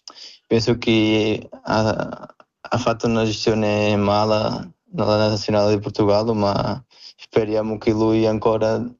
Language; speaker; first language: Italian; non-native, fluent; Portuguese